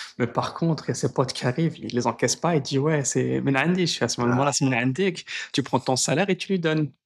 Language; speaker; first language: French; early bilingual, other home language; Tachelhit